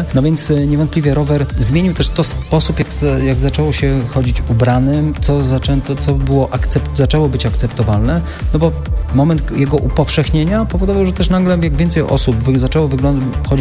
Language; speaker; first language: Polish; native; Polish